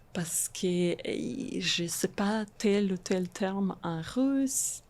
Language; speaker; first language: French; non-native, fluent; Russian